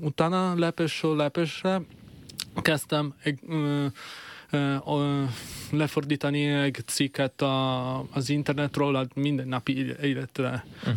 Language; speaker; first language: Hungarian; non-native, fluent; Italian